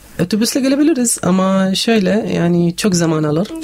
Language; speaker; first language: Turkish; non-native, learner; Arabic